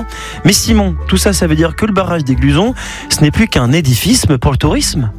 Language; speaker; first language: French; native; French